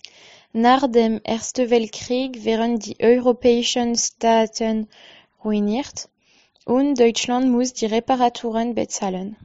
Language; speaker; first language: German; non-native, learner; French